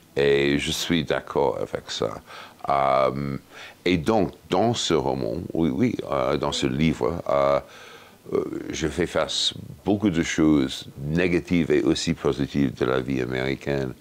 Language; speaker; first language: French; non-native, fluent; English